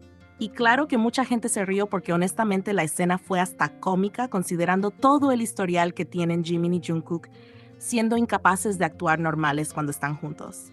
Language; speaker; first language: Spanish; native; Spanish